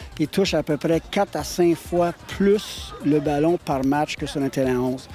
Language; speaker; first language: French; native; French